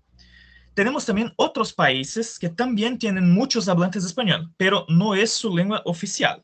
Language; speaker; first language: Spanish; non-native, fluent; Portuguese